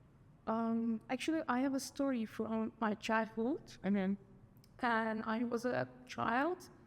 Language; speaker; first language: English; non-native, learner; Turkish